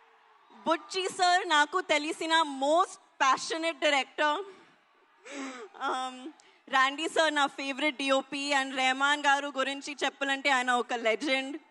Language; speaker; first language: Telugu; non-native, learner; Hindi